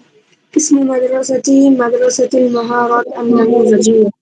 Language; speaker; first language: Arabic; non-native, learner; Bangla